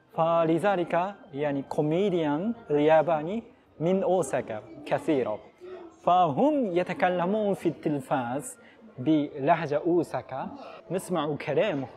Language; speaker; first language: Arabic; non-native, fluent; Japanese